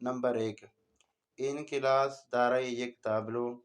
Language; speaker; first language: Persian; non-native, fluent; Urdu